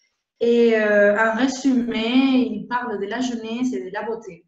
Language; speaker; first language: French; non-native, fluent; Spanish